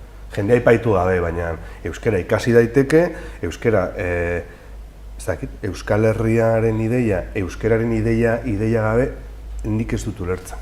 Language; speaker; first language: Basque; non-native, local second language; Spanish